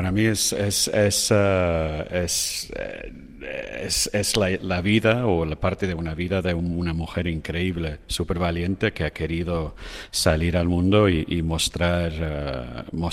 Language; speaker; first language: Spanish; non-native, fluent; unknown